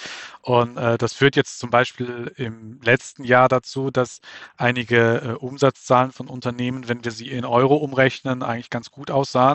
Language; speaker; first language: German; native; German